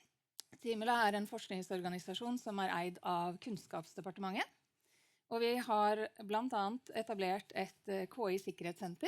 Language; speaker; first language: Norwegian; native; Norwegian